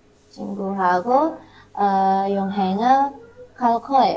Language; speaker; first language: Korean; non-native, learner; Indonesian